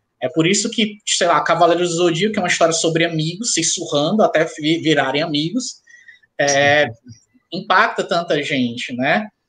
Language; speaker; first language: Portuguese; native; Portuguese